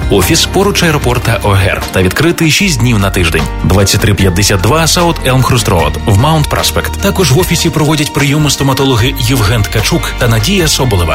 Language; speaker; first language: Ukrainian; native; Ukrainian